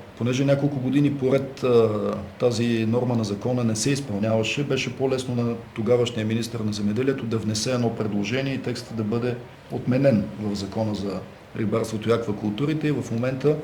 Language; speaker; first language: Bulgarian; native; Bulgarian